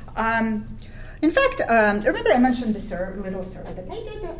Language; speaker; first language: English; non-native, fluent; Ukrainian